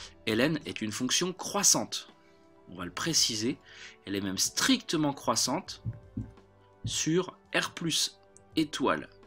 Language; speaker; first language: French; native; French